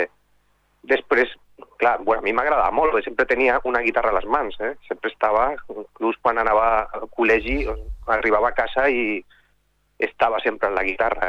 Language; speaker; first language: Catalan; non-native, local second language; Spanish